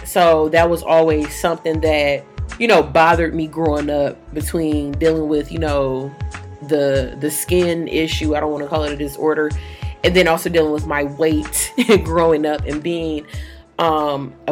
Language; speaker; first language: English; native; English